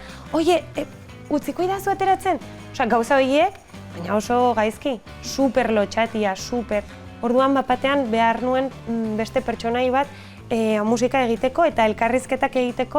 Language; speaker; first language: Basque; non-native, local second language; Spanish